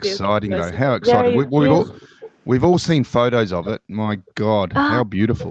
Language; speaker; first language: English; native; English